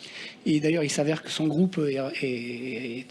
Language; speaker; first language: French; native; French